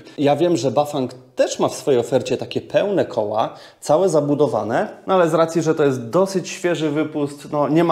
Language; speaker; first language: Polish; native; Polish